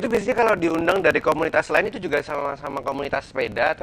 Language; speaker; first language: Indonesian; native; Indonesian